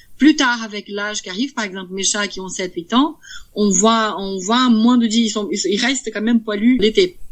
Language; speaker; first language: French; non-native, fluent; Portuguese